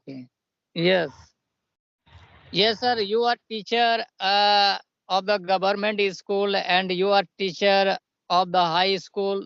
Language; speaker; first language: English; non-native, learner; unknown